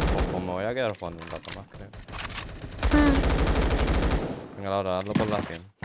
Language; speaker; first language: Spanish; native; Spanish